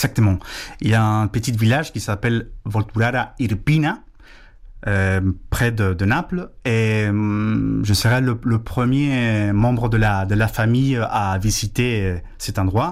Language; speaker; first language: French; non-native, fluent; Spanish